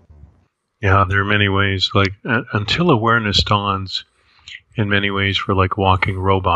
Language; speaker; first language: English; native; English